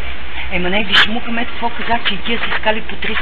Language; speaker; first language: Bulgarian; native; Bulgarian